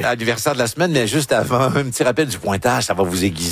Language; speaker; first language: French; native; French